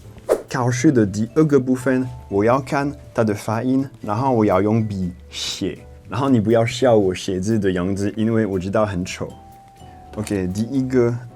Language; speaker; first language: Chinese; non-native, fluent; French